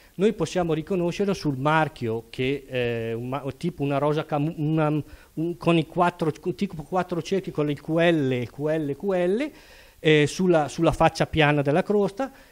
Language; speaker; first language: Italian; native; Italian